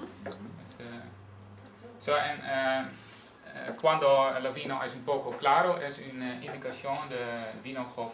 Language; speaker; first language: Spanish; non-native, learner; Dutch